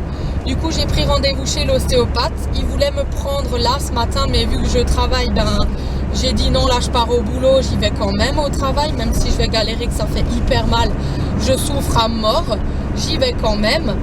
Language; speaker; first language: French; native; French